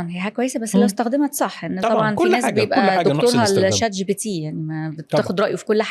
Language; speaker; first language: Arabic; native; Arabic